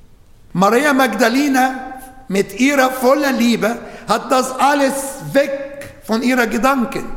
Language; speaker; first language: German; non-native, learner; Arabic